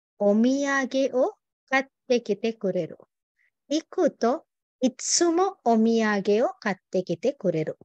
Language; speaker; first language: Japanese; non-native, fluent; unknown